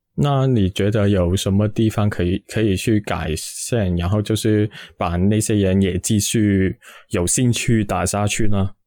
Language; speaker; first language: Chinese; non-native, local second language; Cantonese